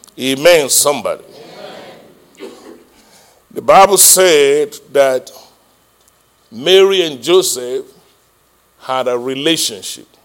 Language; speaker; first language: English; non-native, local second language; Yoruba